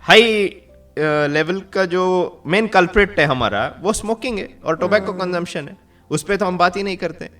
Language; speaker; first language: Hindi; non-native, local second language; Kannada